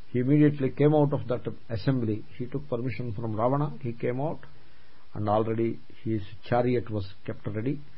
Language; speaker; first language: English; non-native, local second language; Telugu